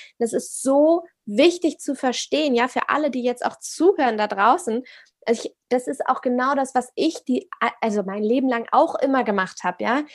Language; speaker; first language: German; native; German